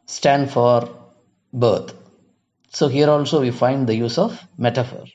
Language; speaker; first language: English; non-native, local second language; Tamil